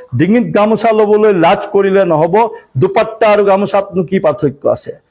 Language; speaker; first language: Assamese; non-native, local second language; Marwari